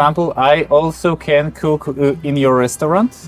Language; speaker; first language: English; non-native, learner; Polish